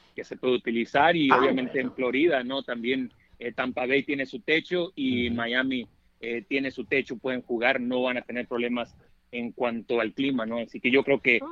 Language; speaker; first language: Spanish; early bilingual, heritage; Spanish